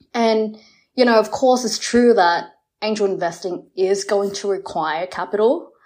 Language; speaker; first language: English; early bilingual, other home language; Vietnamese